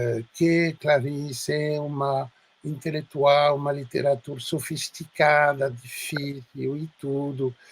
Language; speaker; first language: Portuguese; non-native, fluent; French